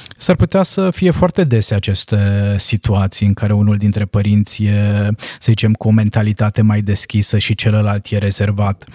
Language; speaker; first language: Romanian; non-native, local second language; Hungarian